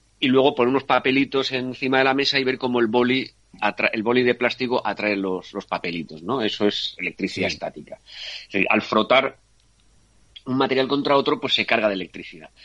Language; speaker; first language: Spanish; native; Spanish